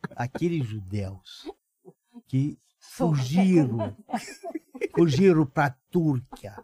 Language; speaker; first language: Portuguese; non-native, fluent; Romanian